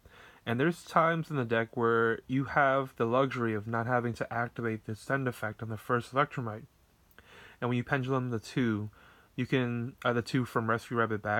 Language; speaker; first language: English; native; English